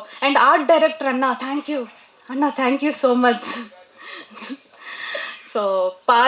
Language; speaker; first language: Tamil; non-native, local second language; Kannada